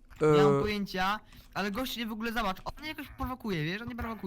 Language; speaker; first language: Polish; native; Polish